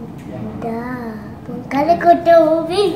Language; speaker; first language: Romanian; early bilingual, heritage; Romanian